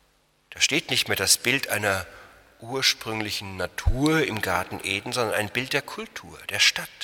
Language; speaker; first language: German; native; German